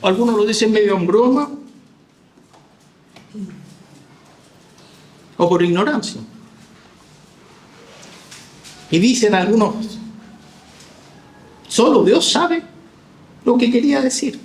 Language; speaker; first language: Spanish; native; Spanish